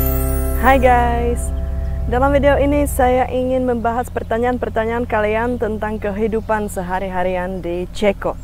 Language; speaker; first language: Indonesian; non-native, fluent; Czech